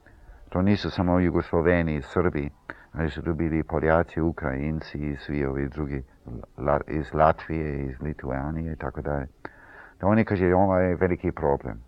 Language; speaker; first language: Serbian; early bilingual, heritage; Serbian